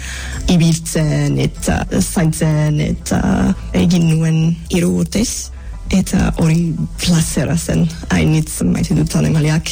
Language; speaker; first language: Basque; non-native, fluent; English